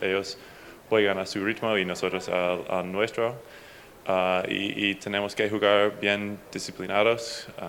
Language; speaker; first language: Spanish; non-native, fluent; English